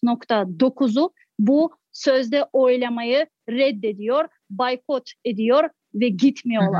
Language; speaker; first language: Turkish; non-native, fluent; Crimean Tatar